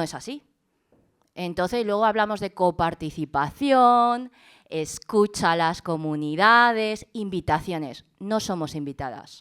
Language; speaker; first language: Spanish; early bilingual, other home language; Chinese